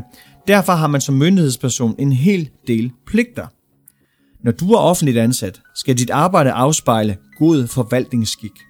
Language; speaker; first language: Danish; native; Danish